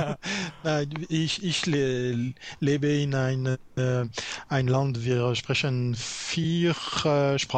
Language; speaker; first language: German; non-native, learner; French